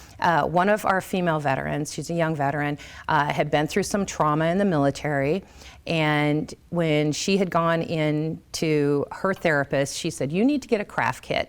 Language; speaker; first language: English; native; English